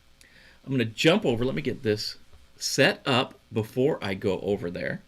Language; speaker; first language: English; native; English